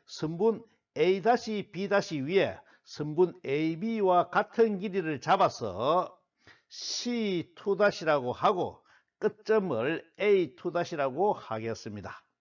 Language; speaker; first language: Korean; native; Korean